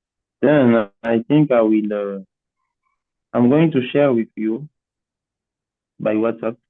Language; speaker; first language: English; non-native, learner; Portuguese